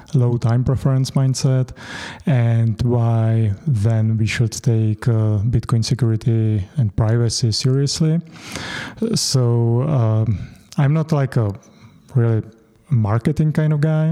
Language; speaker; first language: English; non-native, fluent; Czech